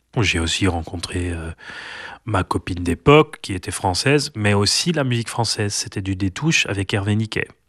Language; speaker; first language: French; non-native, local second language; Dutch